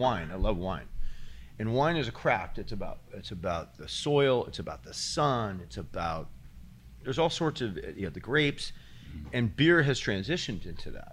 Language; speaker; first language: English; native; English